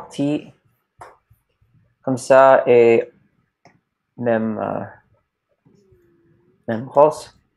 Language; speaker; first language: French; non-native, learner; English